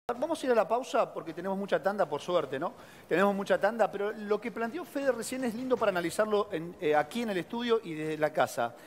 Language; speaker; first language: Spanish; native; Spanish